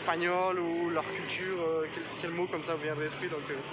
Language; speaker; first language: French; native; French